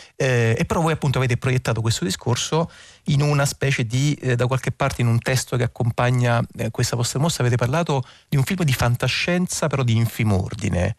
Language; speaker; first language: Italian; native; Italian